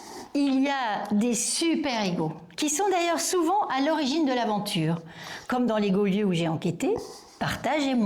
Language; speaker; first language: French; native; French